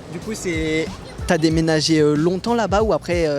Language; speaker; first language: French; native; French